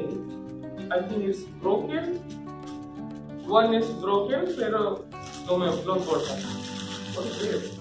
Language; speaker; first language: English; non-native, local second language; Hindi